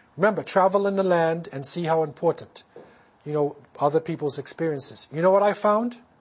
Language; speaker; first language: English; native; English